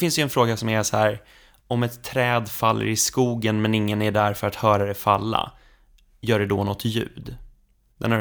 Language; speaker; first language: Swedish; native; Swedish